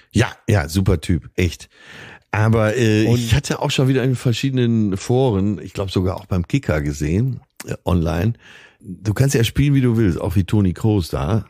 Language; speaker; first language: German; native; German